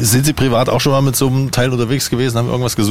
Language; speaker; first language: German; native; German